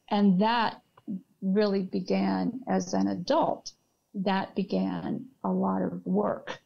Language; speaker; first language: English; native; English